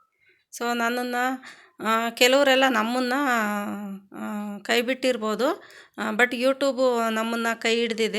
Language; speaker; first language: Kannada; native; Kannada